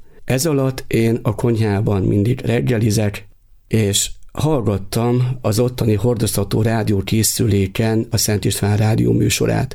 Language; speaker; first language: Hungarian; native; Hungarian